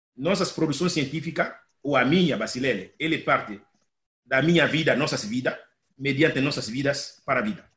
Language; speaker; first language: Portuguese; non-native, fluent; Lingala